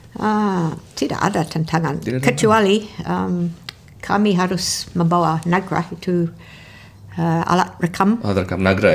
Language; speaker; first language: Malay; non-native, fluent; English